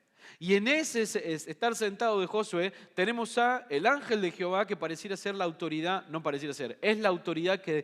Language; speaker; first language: Spanish; native; Spanish